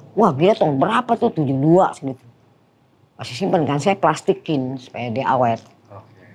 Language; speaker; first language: Indonesian; non-native, fluent; Dutch